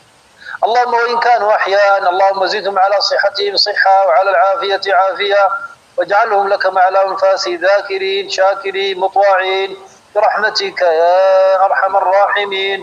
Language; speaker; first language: Arabic; non-native, fluent; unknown